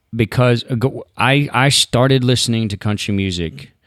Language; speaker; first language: English; native; English